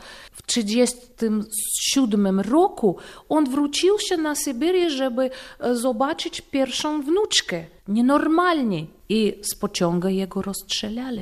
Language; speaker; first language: Polish; non-native, fluent; Russian